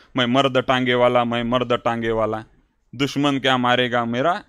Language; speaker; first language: Hindi; non-native, local second language; Marathi